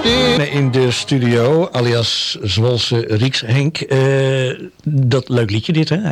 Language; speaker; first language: Dutch; native; Dutch